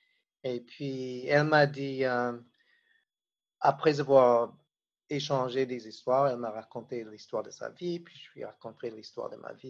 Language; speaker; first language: French; non-native, fluent; English